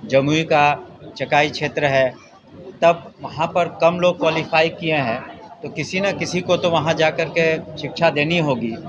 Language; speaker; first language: Hindi; native; Hindi